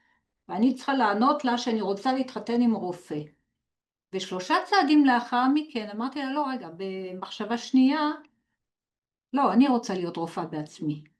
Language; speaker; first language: Hebrew; non-native, fluent; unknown